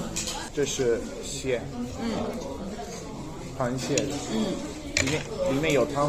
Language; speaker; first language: Chinese; non-native, fluent; Italian